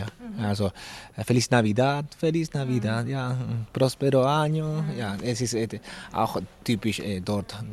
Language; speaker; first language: German; non-native, learner; Spanish